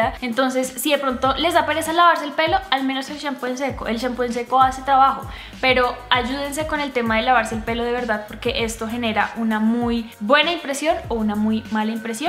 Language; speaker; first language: Spanish; native; Spanish